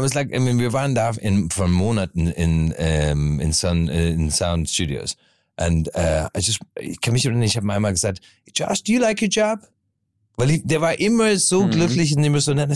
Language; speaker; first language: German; non-native, fluent; English